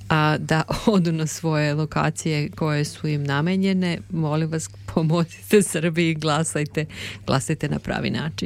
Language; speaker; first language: Serbian; native; Serbian